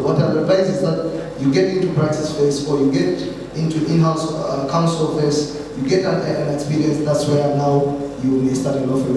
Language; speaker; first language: English; non-native, local second language; Swahili